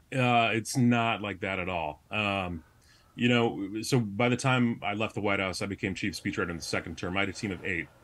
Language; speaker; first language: English; native; English